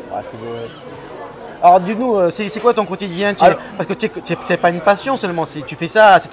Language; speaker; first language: French; native; French